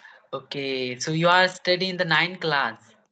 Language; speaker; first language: English; non-native, learner; Hindi